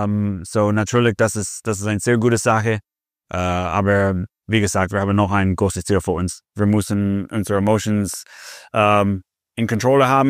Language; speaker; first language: German; non-native, fluent; English